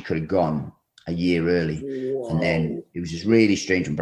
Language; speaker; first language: English; native; English